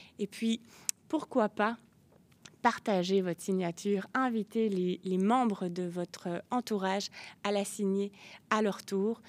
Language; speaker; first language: French; native; French